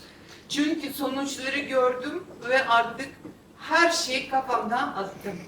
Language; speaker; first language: Turkish; non-native, fluent; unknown